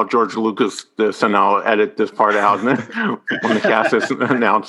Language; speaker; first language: English; non-native, fluent; French